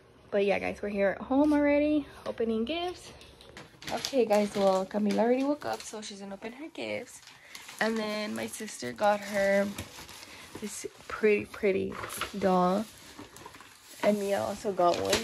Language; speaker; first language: English; early bilingual, other home language; Spanish